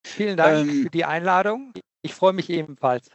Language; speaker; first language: German; native; German